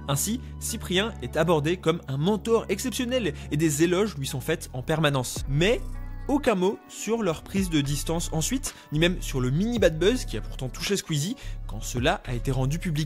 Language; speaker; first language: French; native; French